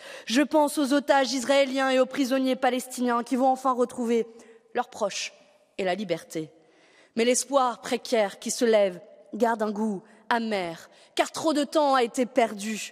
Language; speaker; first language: French; native; French